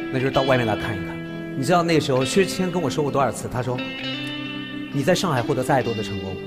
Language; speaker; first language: Chinese; native; Chinese